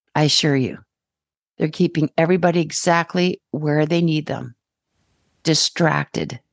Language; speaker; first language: English; native; English